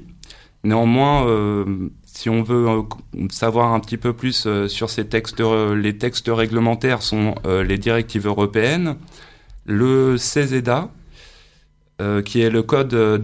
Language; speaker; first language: French; native; French